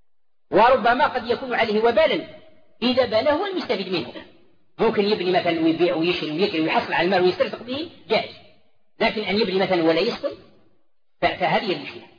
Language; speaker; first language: Arabic; native; Arabic